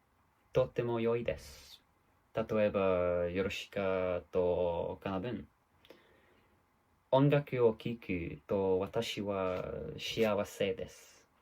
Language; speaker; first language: Japanese; non-native, learner; English